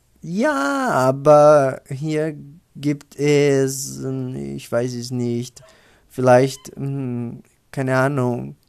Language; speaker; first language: German; non-native, learner; Portuguese